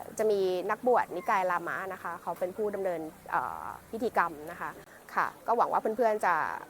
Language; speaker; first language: Thai; native; Thai